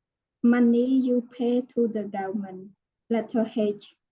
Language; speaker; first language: English; non-native, learner; Khmer